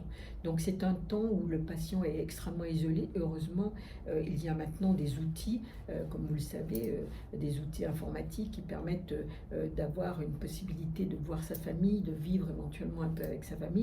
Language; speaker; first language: French; native; French